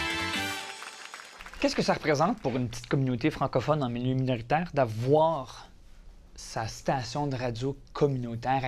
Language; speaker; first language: French; native; French